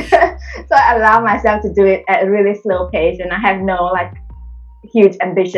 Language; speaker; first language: English; early bilingual, other home language; Indonesian